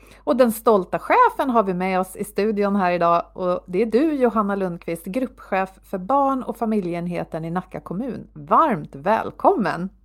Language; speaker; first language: Swedish; native; Swedish